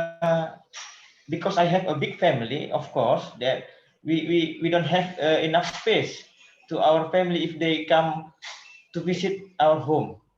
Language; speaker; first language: English; non-native, learner; Indonesian